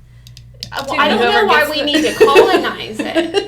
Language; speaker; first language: English; native; English